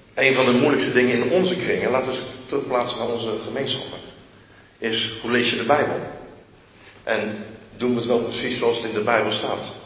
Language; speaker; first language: Dutch; native; Dutch